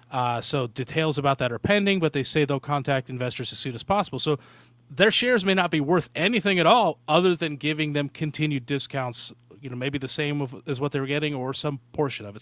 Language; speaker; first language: English; native; English